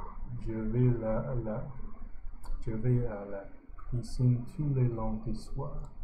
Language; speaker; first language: French; non-native, learner; English